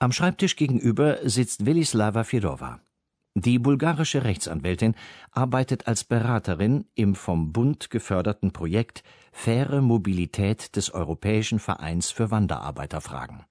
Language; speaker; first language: German; native; German